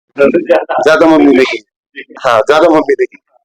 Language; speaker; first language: Hindi; native; Hindi